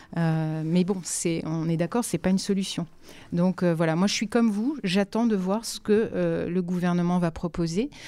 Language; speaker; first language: French; native; French